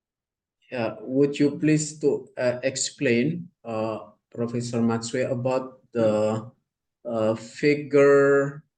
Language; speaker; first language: English; non-native, learner; Indonesian